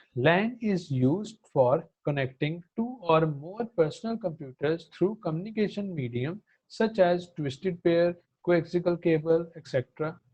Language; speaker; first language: English; non-native, local second language; Punjabi